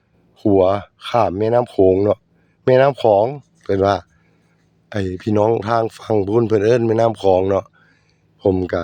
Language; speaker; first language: Thai; non-native, local second language; Northeastern Thai